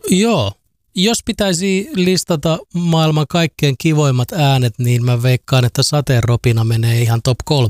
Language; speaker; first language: Finnish; native; Finnish